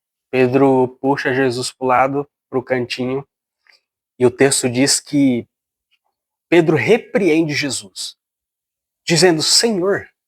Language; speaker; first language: Portuguese; native; Portuguese